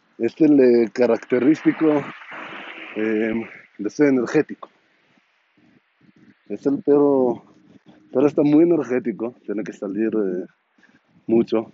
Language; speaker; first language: Spanish; non-native, learner; Hebrew